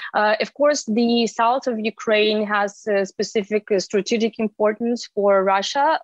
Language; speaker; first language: English; non-native, fluent; Ukrainian